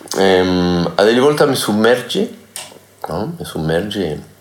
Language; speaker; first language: Italian; non-native, learner; Spanish